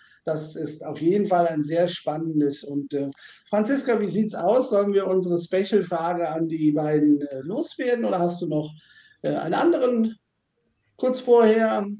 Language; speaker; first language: German; native; German